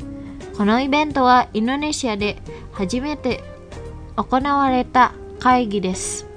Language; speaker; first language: Japanese; non-native, fluent; Indonesian